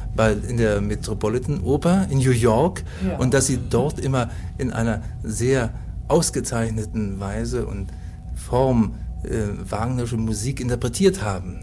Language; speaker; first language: German; native; German